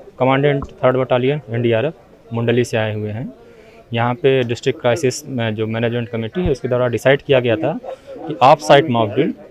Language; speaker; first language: Hindi; native; Hindi